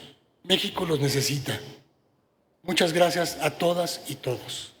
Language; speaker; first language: Spanish; native; Spanish